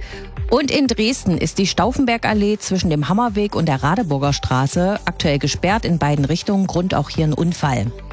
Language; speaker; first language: German; native; German